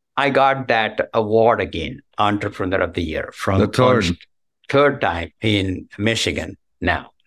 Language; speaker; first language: English; non-native, local second language; Marathi